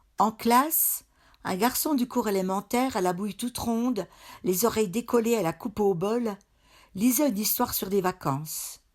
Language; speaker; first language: French; native; French